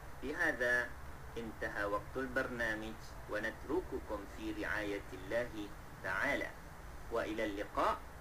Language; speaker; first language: Arabic; non-native, fluent; Malay